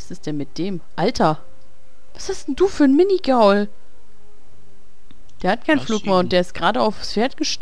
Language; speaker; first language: German; native; German